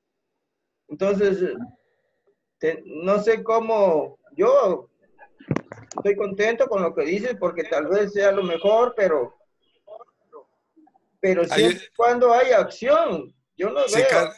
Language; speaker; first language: Spanish; native; Spanish